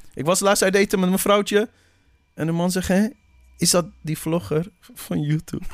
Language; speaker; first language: Dutch; early bilingual, other home language; Persian